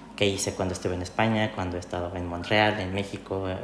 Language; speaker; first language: Spanish; native; Spanish